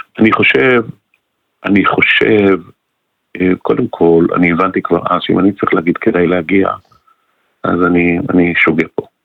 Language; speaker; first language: Hebrew; non-native, fluent; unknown